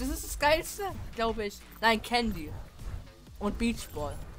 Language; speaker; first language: German; native; German